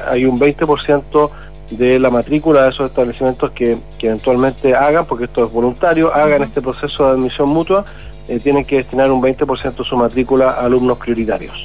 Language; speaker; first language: Spanish; native; Spanish